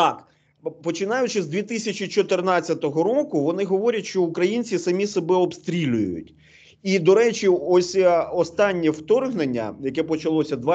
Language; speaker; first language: Ukrainian; native; Ukrainian